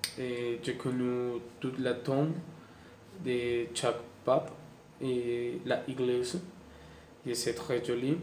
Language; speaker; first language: French; non-native, learner; Spanish